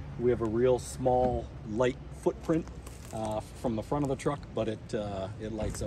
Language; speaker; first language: English; native; English